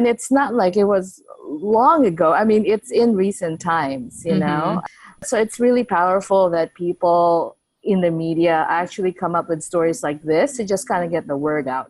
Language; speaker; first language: English; non-native, local second language; Filipino